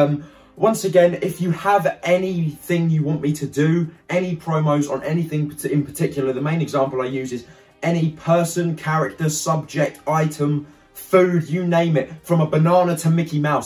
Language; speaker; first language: English; native; English